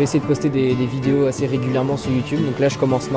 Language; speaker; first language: French; native; French